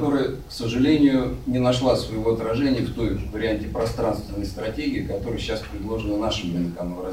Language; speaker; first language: Russian; native; Russian